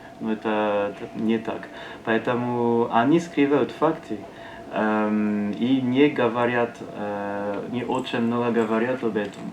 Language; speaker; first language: Russian; non-native, learner; French